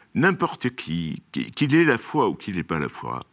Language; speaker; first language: French; native; French